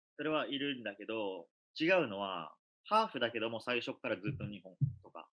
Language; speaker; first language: Japanese; early bilingual, other home language; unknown